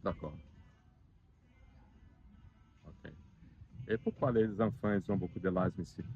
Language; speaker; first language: French; non-native, learner; Portuguese